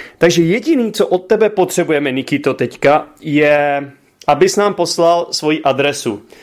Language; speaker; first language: Czech; native; Czech